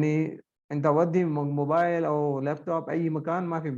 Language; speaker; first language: Arabic; non-native, learner; Urdu